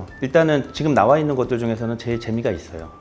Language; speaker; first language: Korean; native; Korean